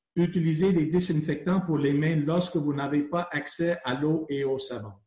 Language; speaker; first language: French; non-native, local second language; English